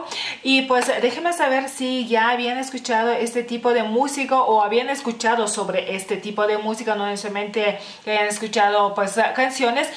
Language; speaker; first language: Spanish; non-native, fluent; Lithuanian